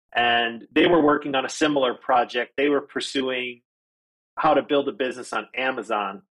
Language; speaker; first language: English; native; English